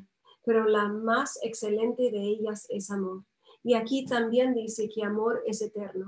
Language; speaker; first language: Spanish; non-native, fluent; English